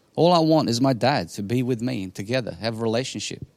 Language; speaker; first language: English; non-native, fluent; Bosnian